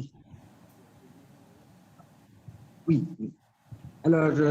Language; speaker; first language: French; non-native, fluent; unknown